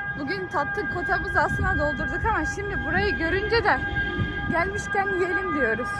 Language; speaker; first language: Turkish; early bilingual, heritage; Turkish